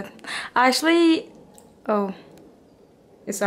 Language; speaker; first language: English; non-native, learner; Korean